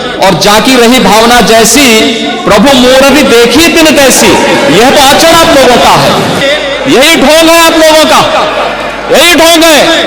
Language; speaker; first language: Hindi; native; Hindi